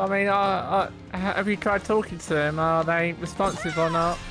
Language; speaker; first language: English; native; English